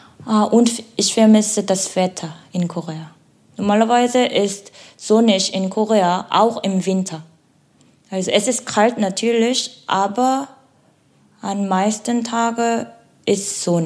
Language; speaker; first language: German; non-native, learner; Korean